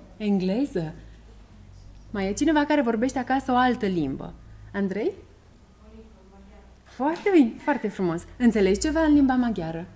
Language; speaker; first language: Romanian; native; Romanian